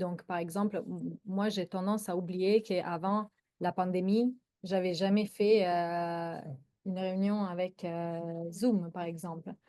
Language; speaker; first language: French; non-native, fluent; Italian